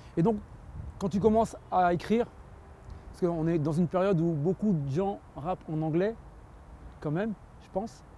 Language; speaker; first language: French; native; French